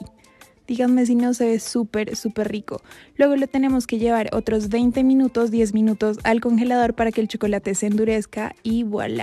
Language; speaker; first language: Spanish; native; Spanish